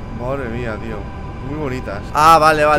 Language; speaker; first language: Spanish; native; Spanish